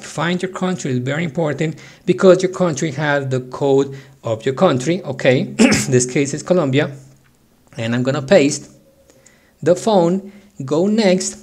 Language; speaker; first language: English; non-native, fluent; Spanish